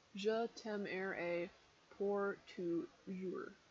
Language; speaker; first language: French; non-native, learner; English